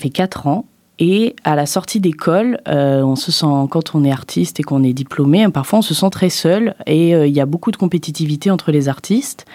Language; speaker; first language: French; native; French